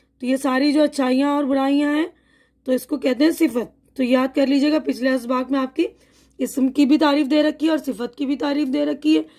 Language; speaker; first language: Urdu; native; Urdu